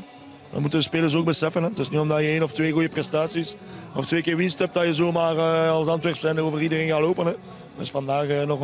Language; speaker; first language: Dutch; native; Dutch